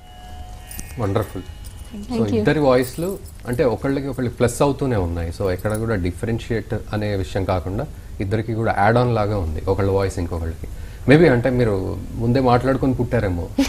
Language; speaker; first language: Telugu; native; Telugu